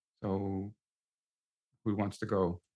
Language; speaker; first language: English; native; English